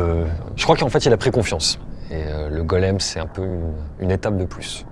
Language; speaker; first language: French; native; French